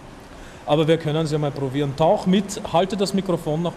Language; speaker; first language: German; native; German